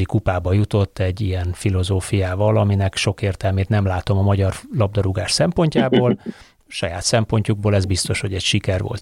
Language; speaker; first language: Hungarian; native; Hungarian